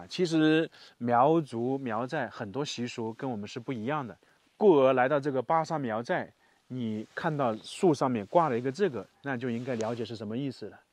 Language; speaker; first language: Chinese; native; Chinese